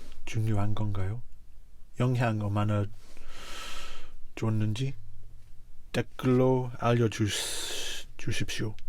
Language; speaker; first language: Korean; non-native, fluent; English